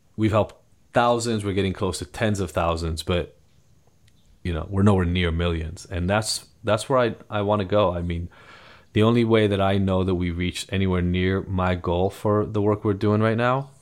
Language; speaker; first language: English; non-native, fluent; Hebrew